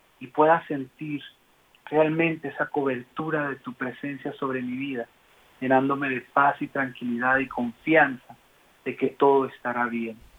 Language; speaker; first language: Spanish; early bilingual, heritage; Spanish